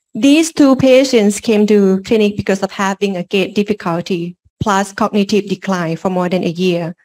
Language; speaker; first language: English; non-native, learner; Lao